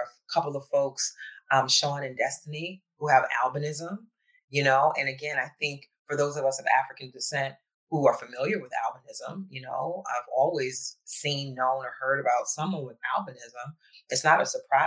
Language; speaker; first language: English; native; English